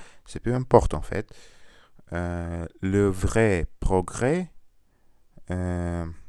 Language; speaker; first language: French; non-native, learner; Russian